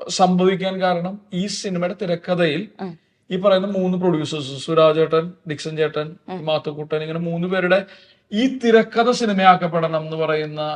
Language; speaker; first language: Malayalam; native; Malayalam